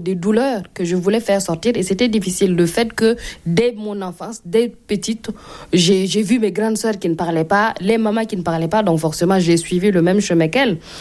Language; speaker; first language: French; non-native, local second language; Mossi